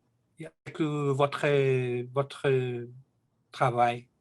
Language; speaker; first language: French; non-native, learner; Portuguese